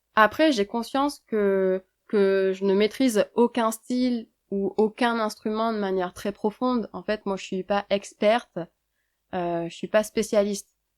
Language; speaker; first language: French; native; French